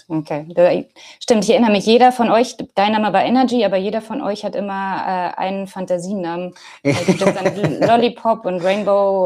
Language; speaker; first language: German; native; German